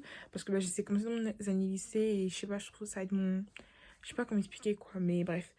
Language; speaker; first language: French; native; French